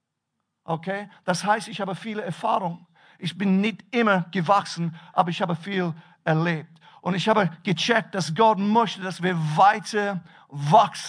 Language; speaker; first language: German; non-native, fluent; English